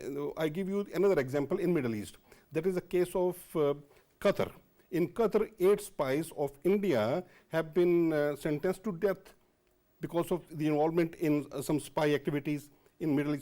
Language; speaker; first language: English; non-native, local second language; Urdu